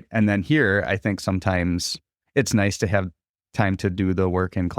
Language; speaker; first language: English; native; English